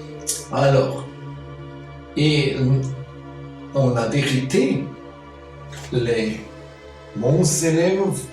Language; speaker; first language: French; non-native, fluent; German